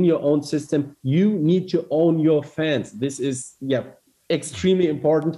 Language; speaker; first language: English; non-native, fluent; German